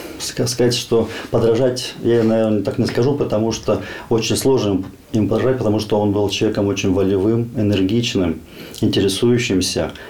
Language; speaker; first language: Russian; native; Russian